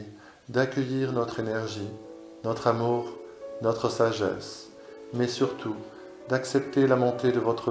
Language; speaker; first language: French; native; French